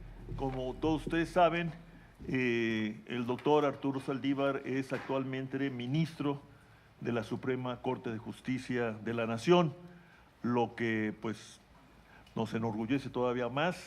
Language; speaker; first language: Spanish; native; Spanish